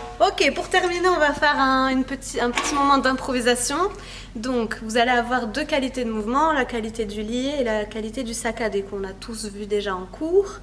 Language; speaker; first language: French; native; French